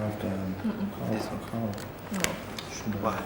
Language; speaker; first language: English; non-native, learner; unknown